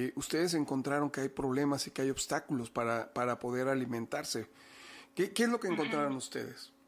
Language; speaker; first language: Spanish; native; Spanish